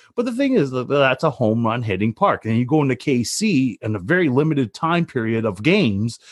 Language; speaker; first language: English; native; English